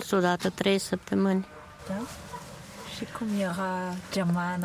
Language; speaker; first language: Romanian; non-native, learner; French